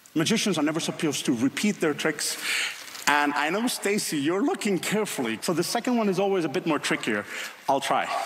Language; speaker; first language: English; non-native, fluent; Finnish